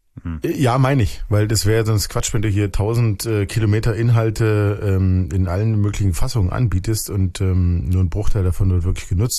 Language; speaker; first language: German; native; German